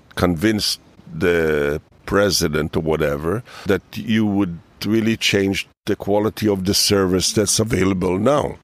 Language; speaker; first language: English; early bilingual, other home language; Hebrew